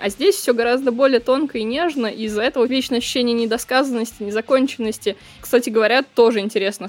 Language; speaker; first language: Russian; native; Russian